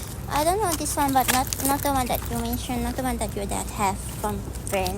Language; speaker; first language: English; non-native, learner; Thai